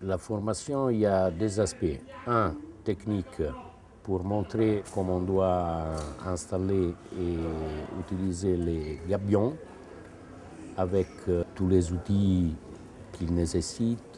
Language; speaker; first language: French; non-native, fluent; Italian